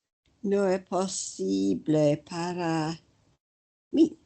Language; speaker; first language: Spanish; non-native, learner; English